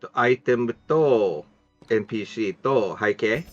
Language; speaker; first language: Japanese; non-native, fluent; English